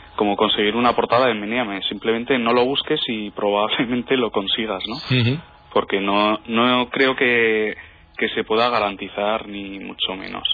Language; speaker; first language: Spanish; native; Spanish